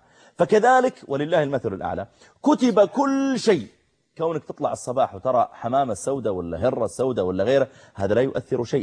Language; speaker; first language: Arabic; native; Arabic